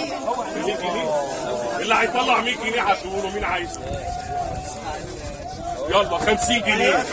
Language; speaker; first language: Arabic; native; Arabic